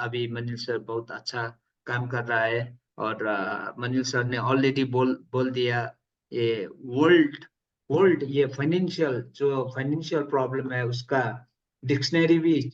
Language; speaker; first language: Hindi; non-native, local second language; Nepali